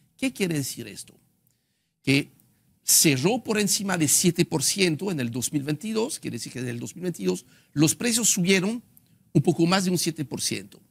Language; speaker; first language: Spanish; non-native, fluent; French